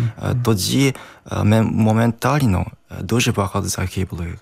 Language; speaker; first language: Ukrainian; non-native, learner; Japanese